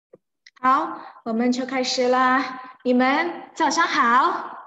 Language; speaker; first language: Chinese; non-native, fluent; Indonesian